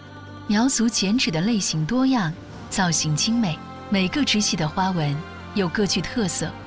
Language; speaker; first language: Chinese; native; Chinese